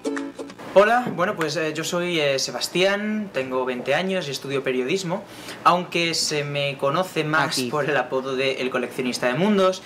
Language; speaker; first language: Spanish; native; Spanish